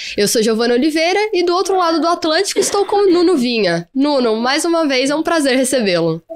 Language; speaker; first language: Portuguese; native; Portuguese